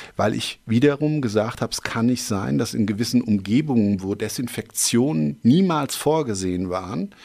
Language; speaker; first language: German; native; German